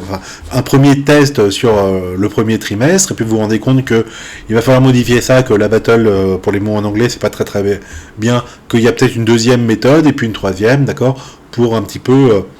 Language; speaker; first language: French; native; French